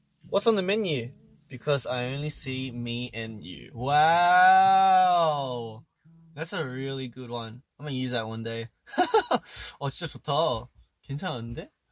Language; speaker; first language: English; early bilingual, other home language; Korean